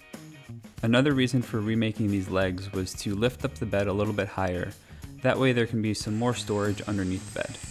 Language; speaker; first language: English; native; English